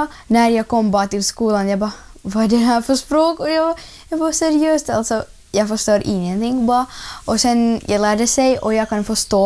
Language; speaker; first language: Swedish; early bilingual, other home language; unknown